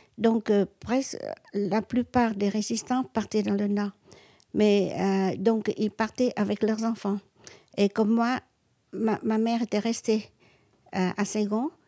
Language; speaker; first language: French; non-native, local second language; Vietnamese